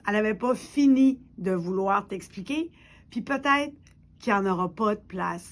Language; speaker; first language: French; native; French